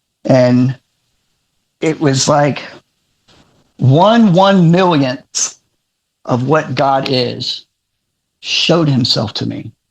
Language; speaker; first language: English; native; English